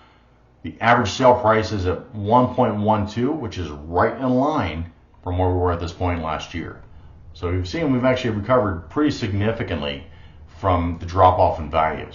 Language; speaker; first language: English; native; English